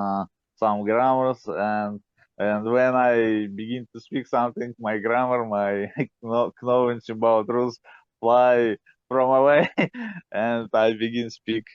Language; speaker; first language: English; non-native, learner; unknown